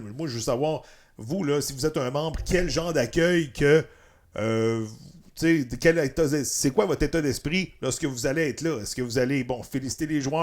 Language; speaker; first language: French; native; French